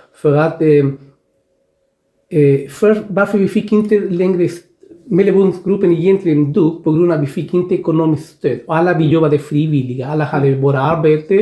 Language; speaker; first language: Swedish; non-native, fluent; Spanish